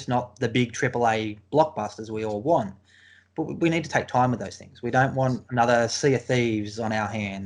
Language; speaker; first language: English; native; English